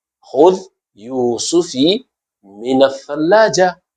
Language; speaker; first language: Arabic; non-native, fluent; Hausa